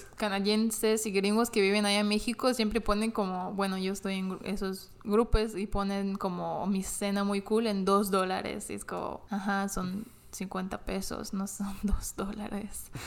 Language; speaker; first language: Spanish; non-native, fluent; English